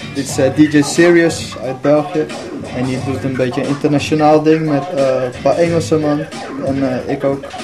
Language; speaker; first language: Dutch; early bilingual, other home language; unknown